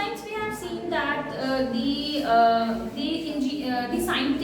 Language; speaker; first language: English; non-native, learner; Hindi